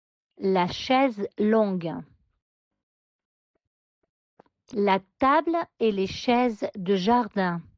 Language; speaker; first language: French; non-native, fluent; Spanish